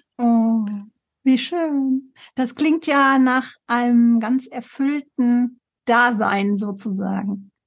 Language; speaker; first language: German; native; German